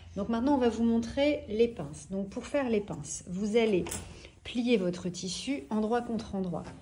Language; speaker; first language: French; native; French